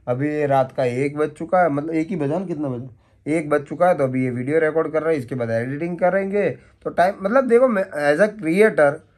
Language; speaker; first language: Hindi; non-native, local second language; Gujarati